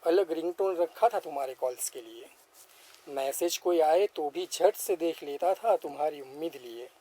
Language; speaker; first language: Hindi; non-native, local second language; Gujarati